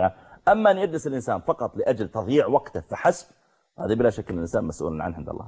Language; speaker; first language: Arabic; native; Arabic